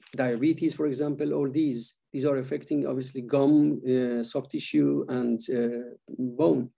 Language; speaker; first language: English; non-native, fluent; Persian